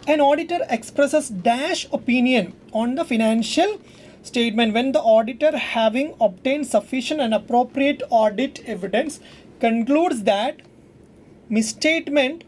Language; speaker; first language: English; non-native, local second language; Malayalam